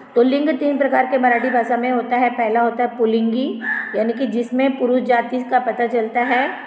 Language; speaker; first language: Hindi; non-native, local second language; Marathi